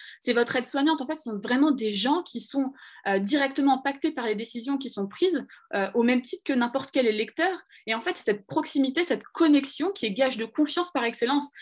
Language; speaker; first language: French; early bilingual, other home language; Arabic